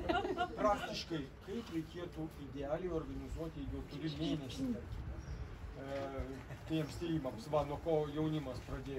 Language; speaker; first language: Lithuanian; native; Lithuanian